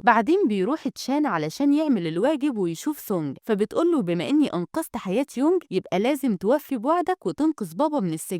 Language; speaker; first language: Arabic; native; Arabic